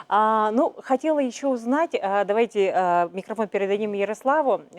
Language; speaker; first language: Russian; native; Russian